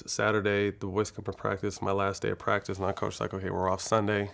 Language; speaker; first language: English; native; English